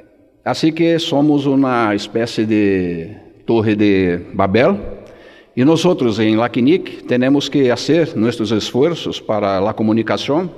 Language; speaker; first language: Spanish; non-native, fluent; Portuguese